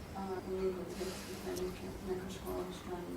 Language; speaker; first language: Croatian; non-native, learner; English